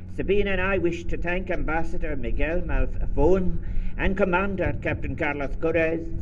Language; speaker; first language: English; native; English